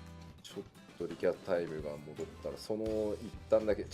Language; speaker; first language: Japanese; native; Japanese